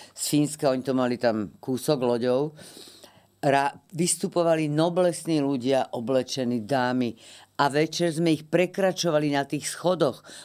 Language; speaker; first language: Slovak; native; Slovak